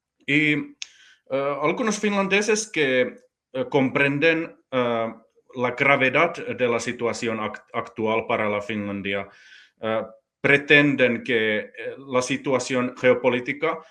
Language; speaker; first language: Spanish; non-native, fluent; Finnish